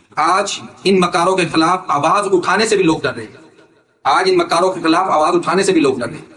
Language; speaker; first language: Urdu; native; Urdu